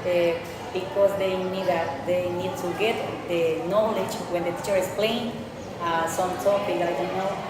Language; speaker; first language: English; non-native, learner; Spanish